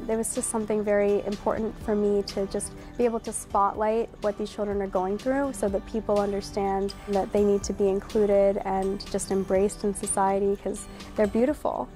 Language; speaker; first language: English; native; English